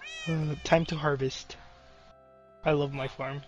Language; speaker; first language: English; native; English